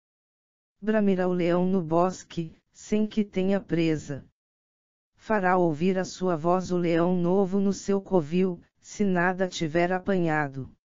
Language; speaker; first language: Portuguese; native; Portuguese